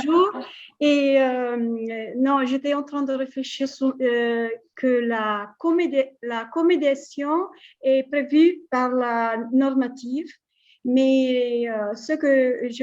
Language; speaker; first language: French; non-native, fluent; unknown